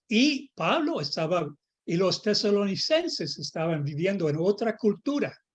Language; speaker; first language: Spanish; non-native, fluent; English